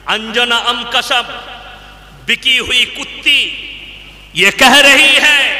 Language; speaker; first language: Hindi; non-native, local second language; Bangla